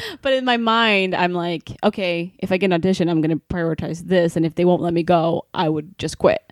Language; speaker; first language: English; non-native, fluent; Swedish